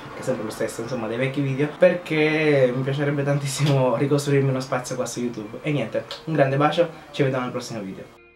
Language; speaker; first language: Italian; early bilingual, other home language; Spanish